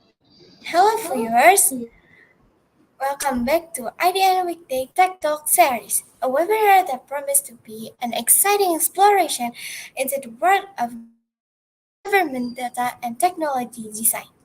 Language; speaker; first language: English; non-native, learner; Indonesian